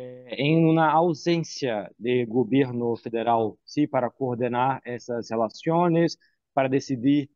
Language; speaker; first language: Spanish; non-native, learner; Portuguese